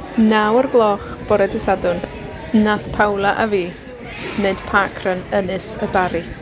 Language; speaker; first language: Welsh; native; Welsh